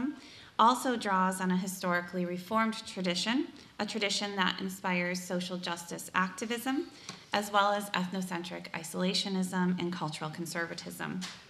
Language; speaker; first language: English; native; English